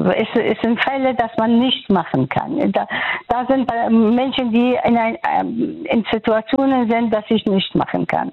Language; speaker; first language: German; non-native, fluent; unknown